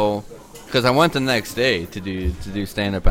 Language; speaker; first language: English; early bilingual, other home language; Polish